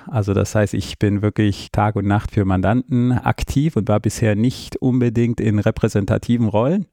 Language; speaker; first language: German; early bilingual, other home language; Armenian